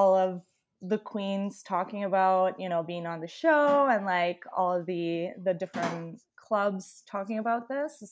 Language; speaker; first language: English; non-native, fluent; Italian